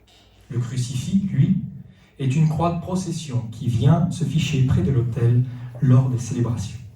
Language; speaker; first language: French; native; French